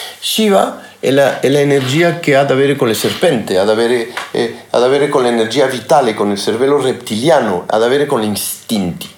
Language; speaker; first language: Italian; non-native, learner; Spanish